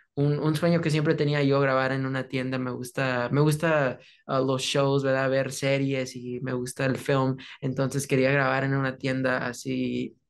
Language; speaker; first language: Spanish; early bilingual, heritage; Spanish